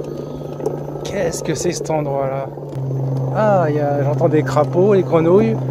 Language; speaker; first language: French; native; French